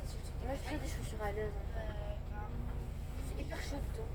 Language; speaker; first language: French; native; French